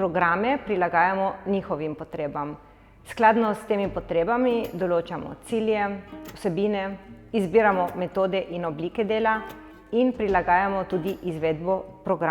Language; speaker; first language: Slovenian; native; Slovenian